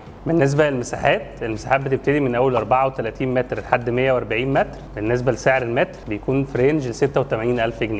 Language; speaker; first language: Arabic; native; Arabic